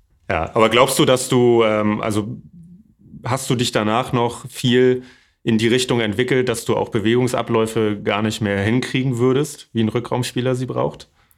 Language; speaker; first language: German; native; German